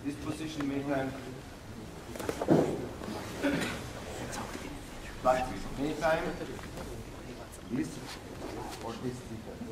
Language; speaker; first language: English; non-native, learner; German